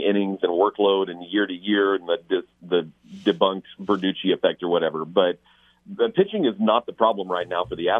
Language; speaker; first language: English; native; English